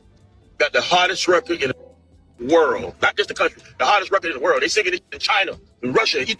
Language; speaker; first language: English; native; English